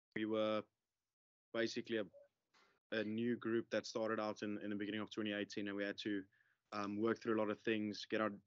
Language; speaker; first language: English; non-native, local second language; Afrikaans